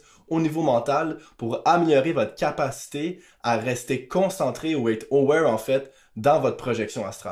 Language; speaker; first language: French; native; French